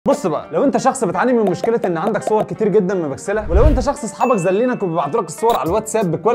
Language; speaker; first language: Arabic; native; Arabic